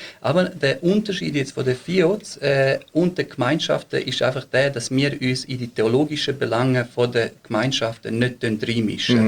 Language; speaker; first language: German; early bilingual, other home language; Bosnian